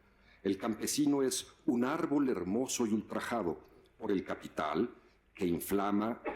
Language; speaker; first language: Spanish; native; Spanish